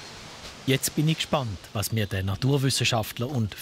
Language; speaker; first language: German; native; German